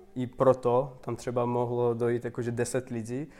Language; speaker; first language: Czech; non-native, fluent; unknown